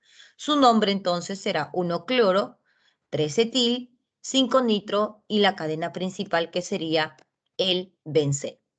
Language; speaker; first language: Spanish; native; Spanish